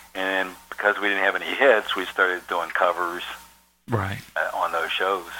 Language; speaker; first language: English; native; English